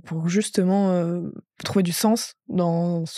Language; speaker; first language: French; native; French